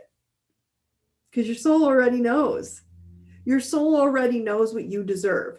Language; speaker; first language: English; native; English